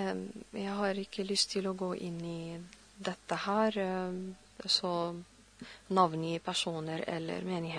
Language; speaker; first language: Norwegian; non-native, fluent; Arabic